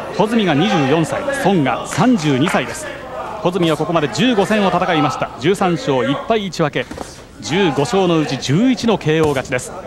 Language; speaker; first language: Japanese; native; Japanese